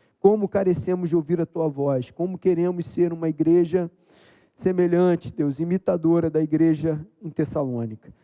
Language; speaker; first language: Portuguese; native; Portuguese